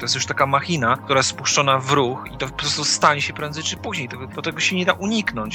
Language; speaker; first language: Polish; native; Polish